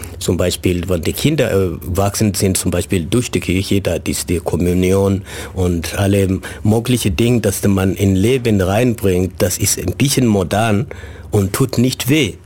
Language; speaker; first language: German; non-native, fluent; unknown